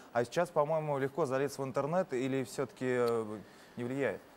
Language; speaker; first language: Russian; native; Russian